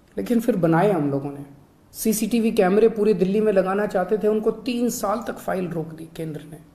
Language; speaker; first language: Hindi; native; Hindi